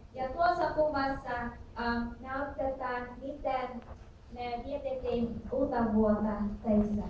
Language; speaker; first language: Finnish; non-native, fluent; Filipino